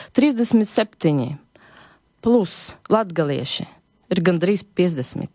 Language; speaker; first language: Latvian; non-native, local second language; Russian